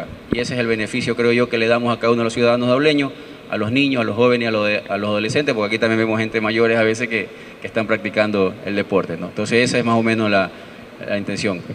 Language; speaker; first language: Spanish; native; Spanish